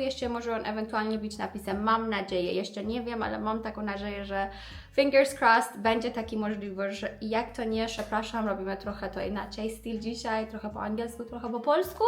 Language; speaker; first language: Polish; non-native, fluent; Persian